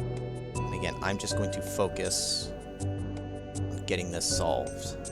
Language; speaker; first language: English; native; English